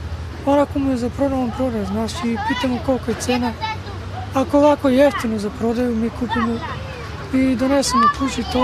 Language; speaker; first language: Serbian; non-native, local second language; Romany